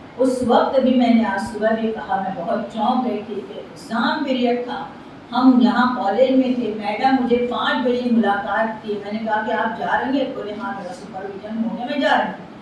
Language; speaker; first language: Urdu; native; Urdu